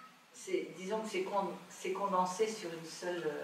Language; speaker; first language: French; native; French